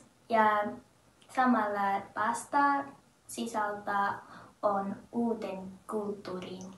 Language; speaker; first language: Finnish; non-native, learner; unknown